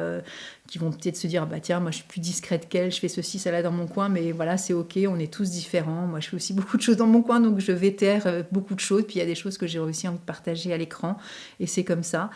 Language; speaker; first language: French; native; French